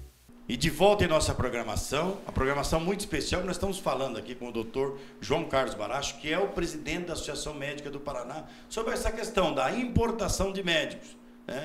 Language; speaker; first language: Portuguese; native; Portuguese